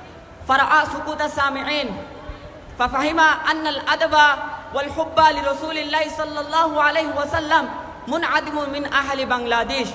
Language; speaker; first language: Arabic; non-native, learner; Bangla